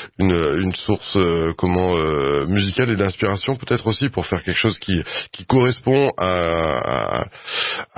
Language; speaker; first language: French; native; French